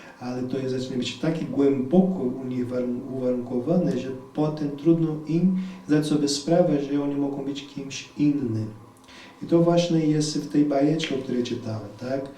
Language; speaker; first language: Polish; non-native, fluent; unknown